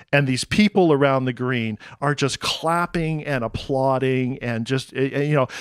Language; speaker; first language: English; native; English